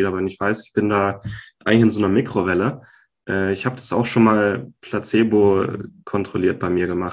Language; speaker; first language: German; native; German